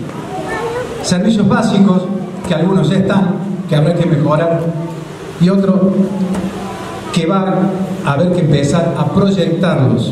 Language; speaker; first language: Spanish; native; Spanish